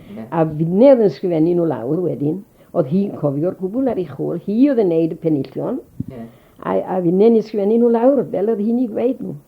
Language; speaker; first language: Welsh; native; Welsh